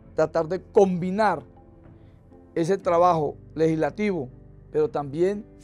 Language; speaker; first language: Spanish; native; Spanish